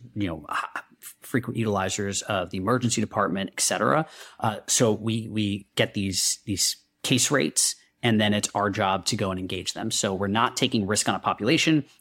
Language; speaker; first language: English; non-native, local second language; Hindi